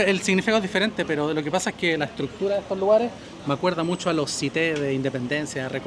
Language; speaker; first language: Spanish; native; Spanish